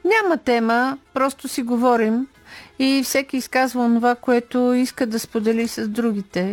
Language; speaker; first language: Bulgarian; native; Bulgarian